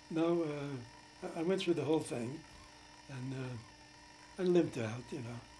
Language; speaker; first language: English; native; English